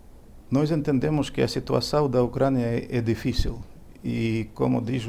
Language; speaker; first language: Portuguese; non-native, fluent; Ukrainian